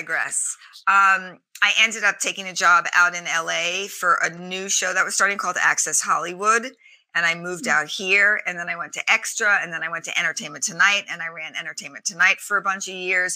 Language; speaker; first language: English; native; English